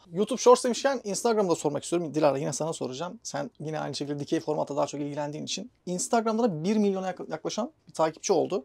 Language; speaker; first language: Turkish; native; Turkish